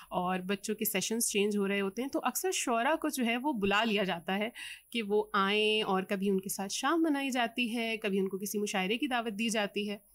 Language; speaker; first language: Urdu; native; Urdu